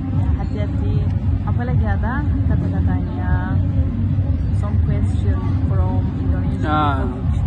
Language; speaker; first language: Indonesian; non-native, learner; Turkish